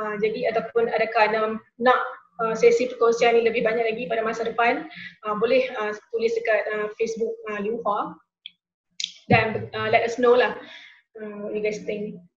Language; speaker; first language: Malay; native; Malay